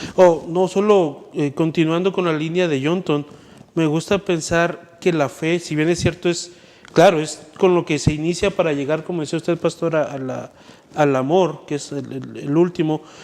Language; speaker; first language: Spanish; native; Spanish